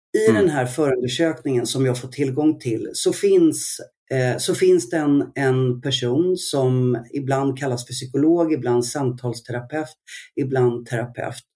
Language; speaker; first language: Swedish; early bilingual, other home language; Arabic